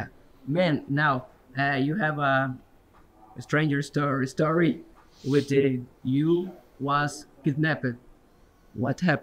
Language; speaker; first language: English; non-native, learner; Portuguese